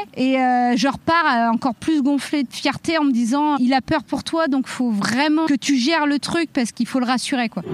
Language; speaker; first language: French; native; French